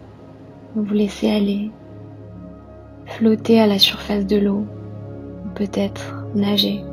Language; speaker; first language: French; native; French